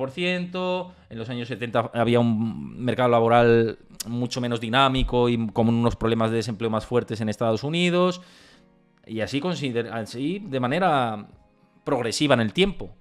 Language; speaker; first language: Spanish; native; Spanish